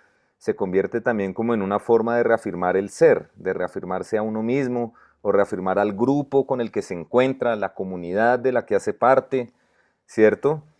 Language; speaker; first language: Spanish; native; Spanish